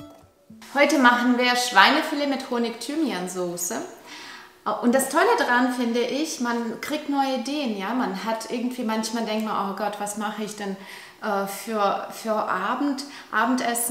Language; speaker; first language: German; non-native, fluent; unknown